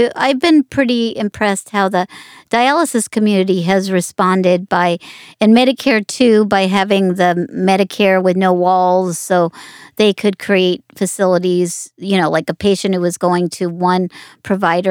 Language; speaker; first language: English; native; English